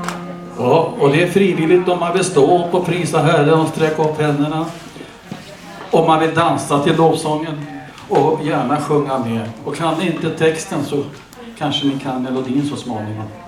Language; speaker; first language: Swedish; native; Swedish